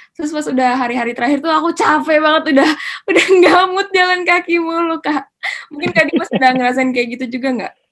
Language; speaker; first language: Indonesian; native; Indonesian